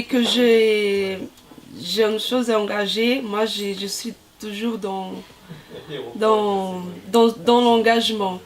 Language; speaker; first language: French; non-native, fluent; Portuguese